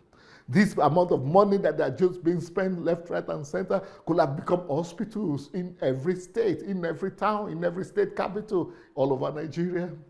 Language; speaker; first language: English; non-native, local second language; Yoruba